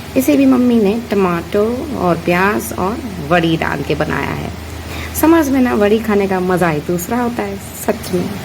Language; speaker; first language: Hindi; non-native, local second language; Odia